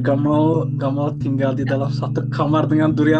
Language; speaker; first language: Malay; non-native, fluent; Turkish